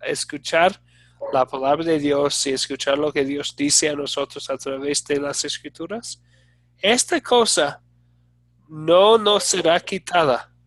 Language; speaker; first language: Spanish; non-native, fluent; English